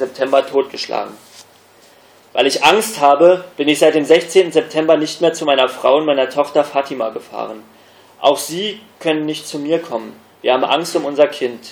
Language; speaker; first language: German; native; German